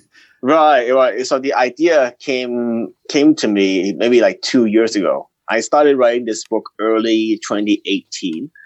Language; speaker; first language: English; early bilingual, other home language; Cantonese